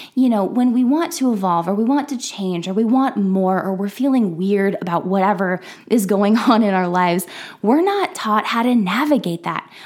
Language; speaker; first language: English; native; English